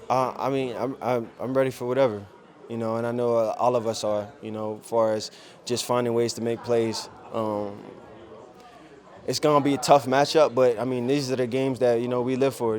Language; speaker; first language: English; native; English